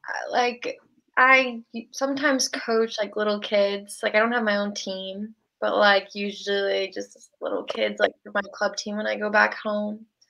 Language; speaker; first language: English; native; English